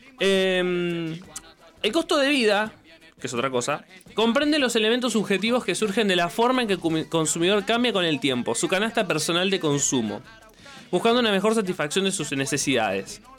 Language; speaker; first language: Spanish; native; Spanish